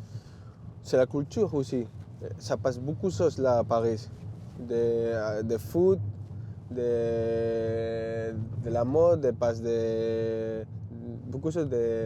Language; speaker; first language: French; non-native, learner; Spanish